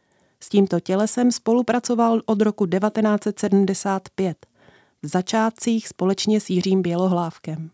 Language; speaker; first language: Czech; native; Czech